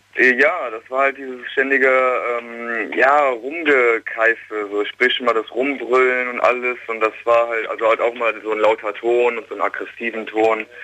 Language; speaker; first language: German; native; German